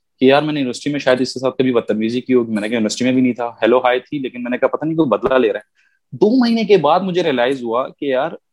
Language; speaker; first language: Urdu; native; Urdu